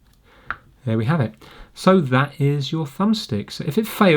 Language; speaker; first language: English; native; English